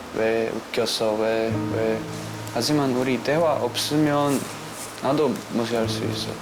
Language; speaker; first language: Korean; non-native, learner; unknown